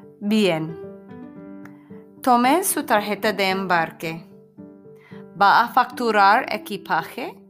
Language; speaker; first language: Spanish; non-native, fluent; English